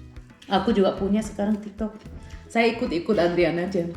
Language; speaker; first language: Indonesian; early bilingual, heritage; Indonesian